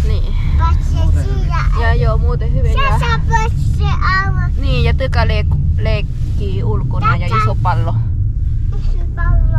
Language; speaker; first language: Finnish; non-native, learner; Thai